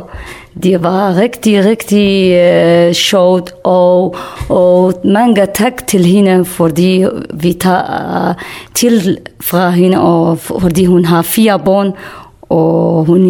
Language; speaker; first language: Danish; non-native, learner; Kurdish